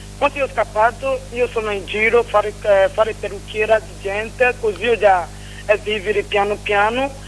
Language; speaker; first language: Italian; non-native, learner; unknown